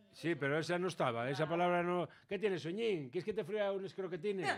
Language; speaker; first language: Spanish; native; Spanish